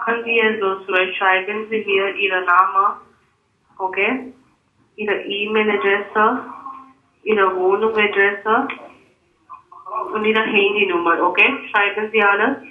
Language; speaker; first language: German; non-native, learner; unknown